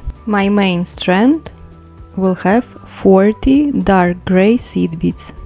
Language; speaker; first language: English; non-native, fluent; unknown